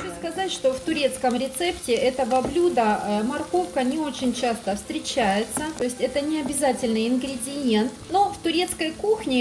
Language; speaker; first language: Russian; native; Russian